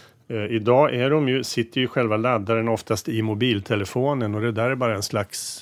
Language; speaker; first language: Swedish; native; Swedish